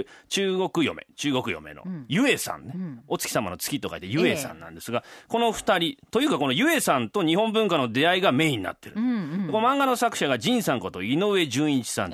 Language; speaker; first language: Japanese; native; Japanese